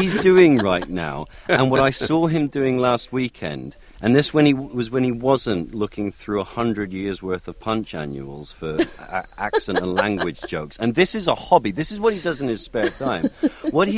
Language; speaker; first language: English; native; English